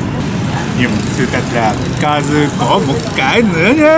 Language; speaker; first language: Vietnamese; non-native, learner; Japanese